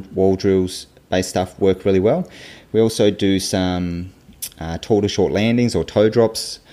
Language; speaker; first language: English; native; English